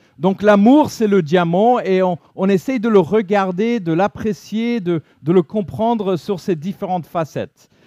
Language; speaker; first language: French; non-native, fluent; English